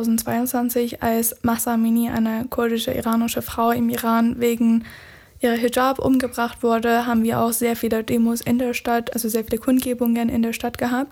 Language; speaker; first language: German; non-native, fluent; Persian